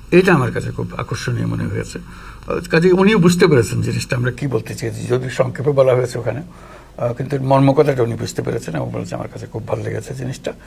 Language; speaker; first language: Bangla; native; Bangla